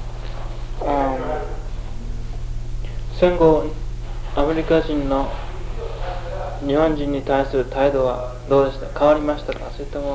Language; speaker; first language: Japanese; early bilingual, heritage; Japanese